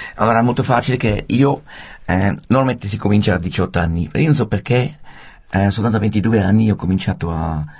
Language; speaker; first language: Italian; non-native, fluent; Swiss German